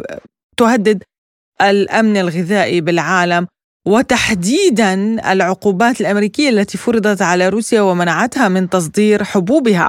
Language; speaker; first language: Arabic; native; Arabic